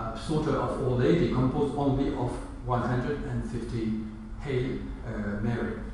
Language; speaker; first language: English; non-native, fluent; French